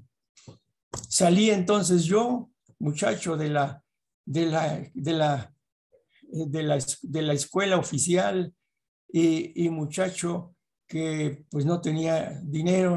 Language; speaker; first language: Spanish; native; Spanish